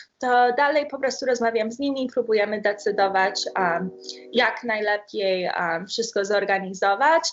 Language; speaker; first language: Polish; early bilingual, heritage; Polish